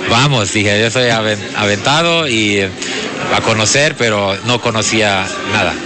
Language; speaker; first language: Spanish; non-native, fluent; German